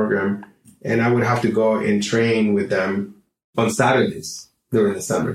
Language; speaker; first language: English; non-native, fluent; Spanish